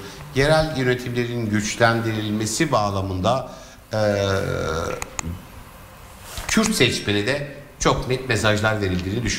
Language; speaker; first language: Turkish; native; Turkish